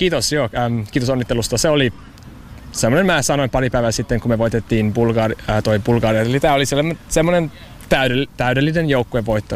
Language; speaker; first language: Finnish; non-native, learner; English